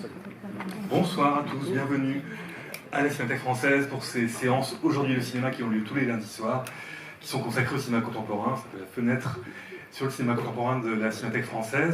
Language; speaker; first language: French; native; French